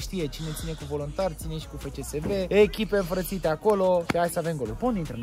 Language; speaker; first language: Romanian; native; Romanian